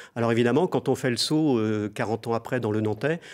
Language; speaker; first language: French; native; French